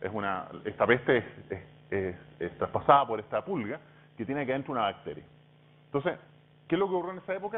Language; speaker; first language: Spanish; native; Spanish